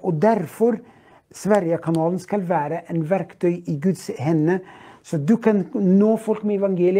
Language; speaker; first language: Norwegian; non-native, fluent; Arabic